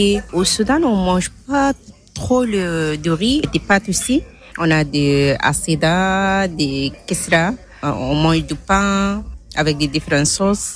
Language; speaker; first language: French; non-native, learner; Arabic